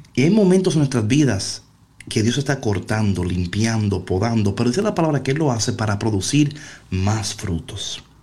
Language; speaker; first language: Spanish; early bilingual, heritage; Spanish